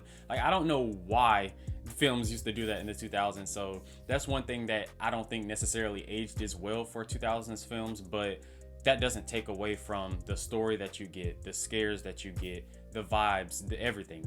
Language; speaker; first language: English; native; English